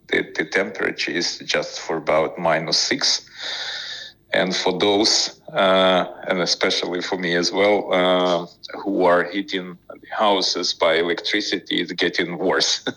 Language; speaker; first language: English; non-native, fluent; Ukrainian